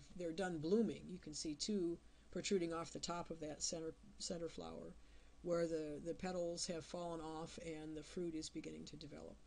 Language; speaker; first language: English; native; English